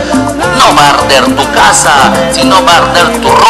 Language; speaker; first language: Spanish; native; Spanish